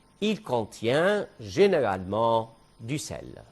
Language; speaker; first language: French; non-native, fluent; Arabic